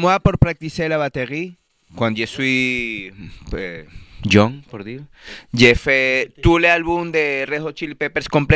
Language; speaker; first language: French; non-native, learner; Spanish